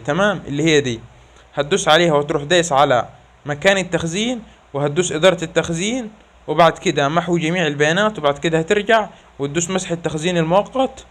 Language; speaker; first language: Arabic; native; Arabic